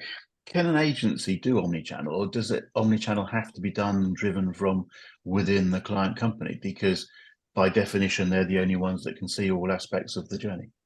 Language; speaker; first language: English; native; English